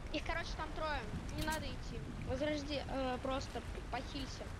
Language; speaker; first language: Russian; native; Russian